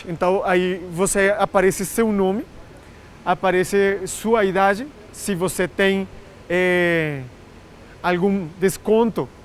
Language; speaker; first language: Portuguese; non-native, fluent; Spanish